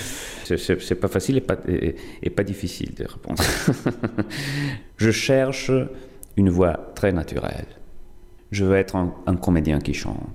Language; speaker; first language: French; non-native, fluent; Italian